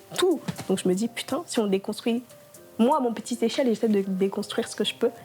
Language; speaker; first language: French; non-native, local second language; Lingala